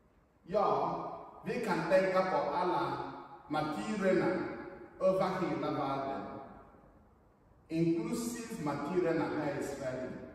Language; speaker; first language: Swedish; non-native, fluent; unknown